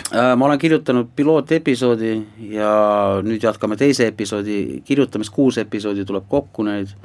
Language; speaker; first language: Estonian; non-native, local second language; Finnish